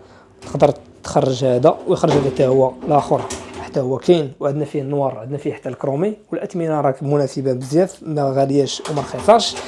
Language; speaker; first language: Arabic; native; Arabic